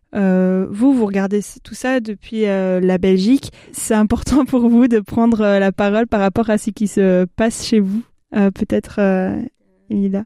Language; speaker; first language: French; native; French